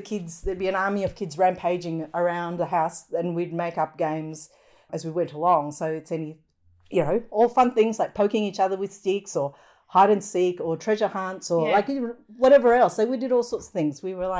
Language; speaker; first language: English; native; English